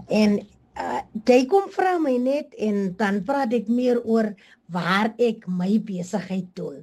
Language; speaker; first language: Afrikaans; native; Afrikaans